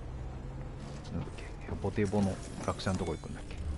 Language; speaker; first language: Japanese; native; Japanese